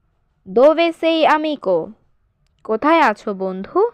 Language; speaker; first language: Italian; non-native, learner; Bangla